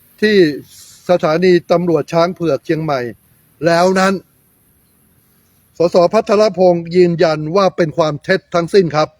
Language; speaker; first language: Thai; native; Thai